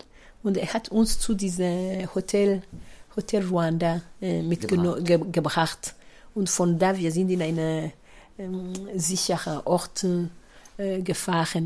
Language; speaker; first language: German; non-native, fluent; Kinyarwanda